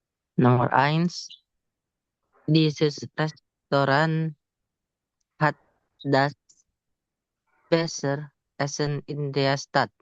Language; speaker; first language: German; non-native, learner; Indonesian